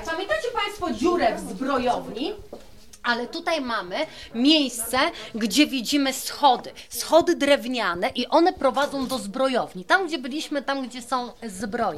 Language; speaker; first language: Polish; native; Polish